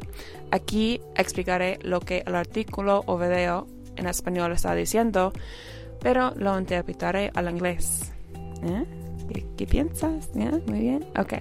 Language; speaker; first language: Spanish; non-native, fluent; English